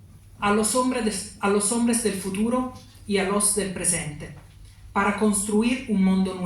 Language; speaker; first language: Spanish; non-native, learner; Italian